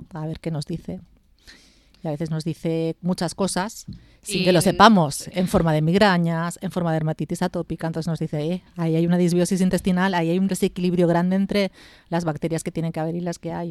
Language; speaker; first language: Spanish; native; Spanish